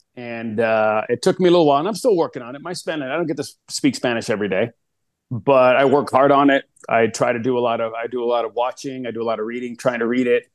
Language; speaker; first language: English; early bilingual, other home language; Spanish